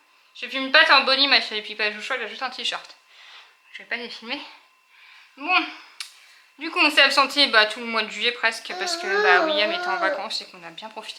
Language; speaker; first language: French; native; French